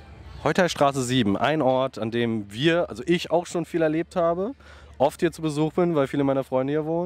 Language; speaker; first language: German; native; German